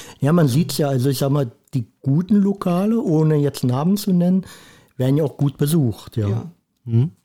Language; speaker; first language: German; native; German